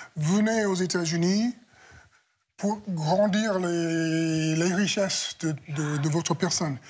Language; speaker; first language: French; non-native, fluent; English